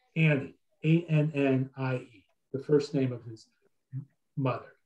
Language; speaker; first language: English; native; English